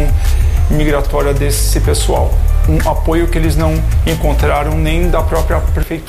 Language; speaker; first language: Portuguese; native; Portuguese